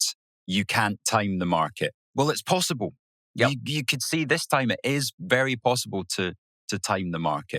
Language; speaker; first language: English; native; English